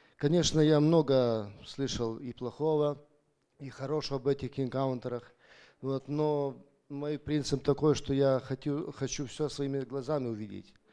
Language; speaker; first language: Russian; native; Russian